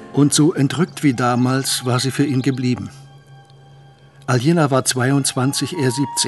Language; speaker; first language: German; native; German